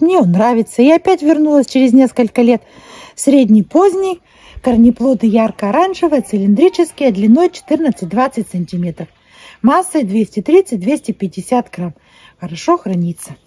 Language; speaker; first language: Russian; native; Russian